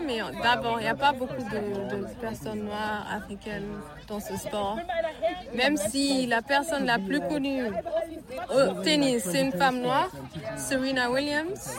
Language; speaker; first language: French; early bilingual, heritage; French